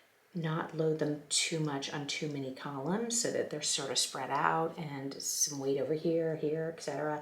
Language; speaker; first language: English; native; English